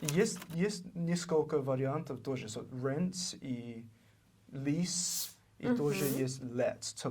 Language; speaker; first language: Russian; non-native, learner; English